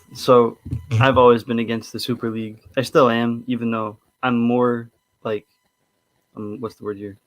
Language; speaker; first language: English; native; English